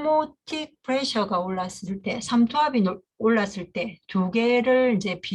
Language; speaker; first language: Korean; native; Korean